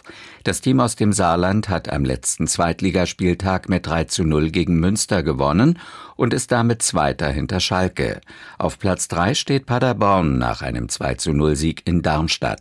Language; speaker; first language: German; native; German